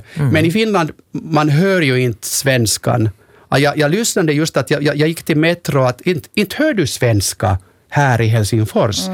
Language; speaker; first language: Swedish; non-native, local second language; Finnish